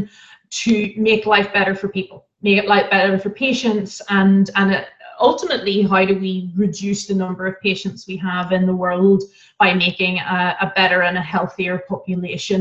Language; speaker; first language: English; native; English